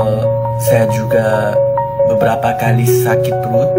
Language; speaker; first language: Indonesian; non-native, learner; Korean